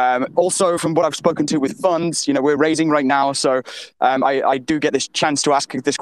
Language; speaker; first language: English; native; English